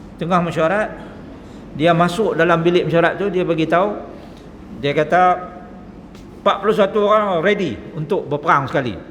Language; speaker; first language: Malay; native; Malay